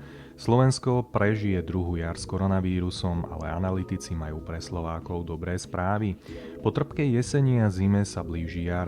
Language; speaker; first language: Slovak; native; Slovak